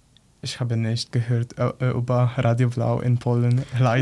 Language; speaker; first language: German; non-native, learner; Polish